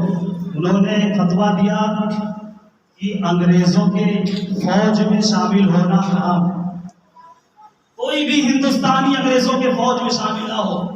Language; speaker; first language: Urdu; native; Urdu